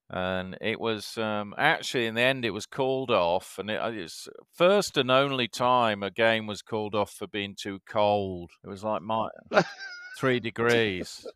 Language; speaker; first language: English; native; English